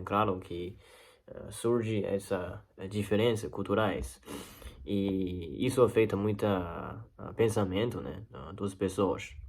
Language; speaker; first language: Portuguese; non-native, learner; Chinese